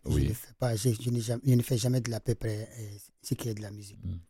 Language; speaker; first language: French; non-native, local second language; Fula